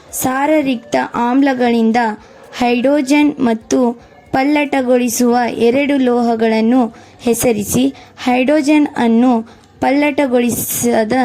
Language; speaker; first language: Kannada; native; Kannada